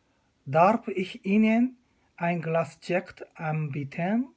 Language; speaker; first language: German; non-native, fluent; Korean